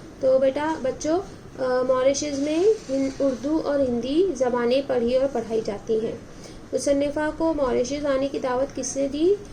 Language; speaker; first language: Urdu; native; Urdu